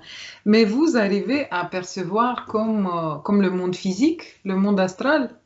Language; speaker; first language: French; non-native, fluent; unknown